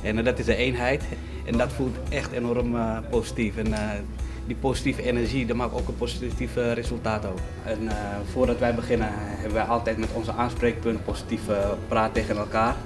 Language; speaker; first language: Dutch; non-native, fluent; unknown